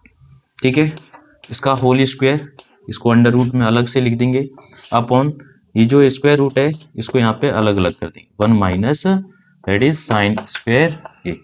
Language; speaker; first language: Hindi; native; Hindi